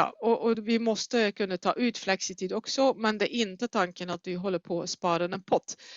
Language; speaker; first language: Swedish; non-native, fluent; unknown